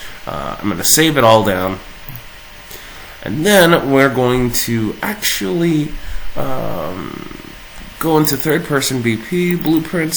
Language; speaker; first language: English; native; English